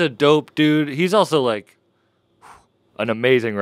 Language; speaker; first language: English; native; English